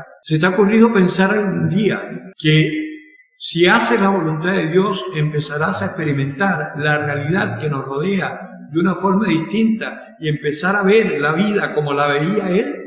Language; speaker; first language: Spanish; native; Spanish